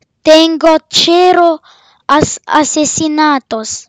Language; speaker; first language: Spanish; non-native, learner; Romanian